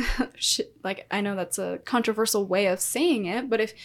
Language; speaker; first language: English; native; English